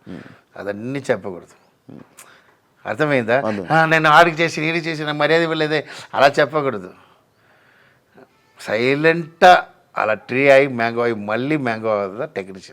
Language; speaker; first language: Telugu; non-native, local second language; Tamil